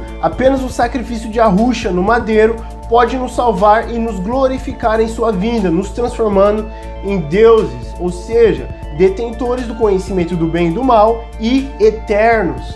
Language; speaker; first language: Portuguese; native; Portuguese